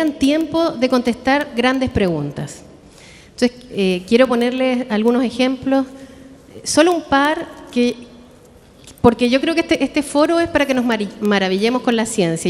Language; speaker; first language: Spanish; native; Spanish